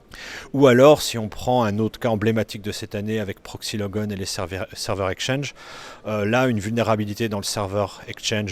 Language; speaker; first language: French; native; French